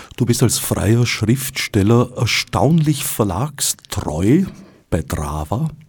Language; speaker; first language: German; native; German